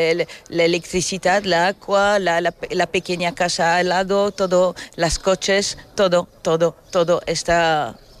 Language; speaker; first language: Spanish; non-native, learner; French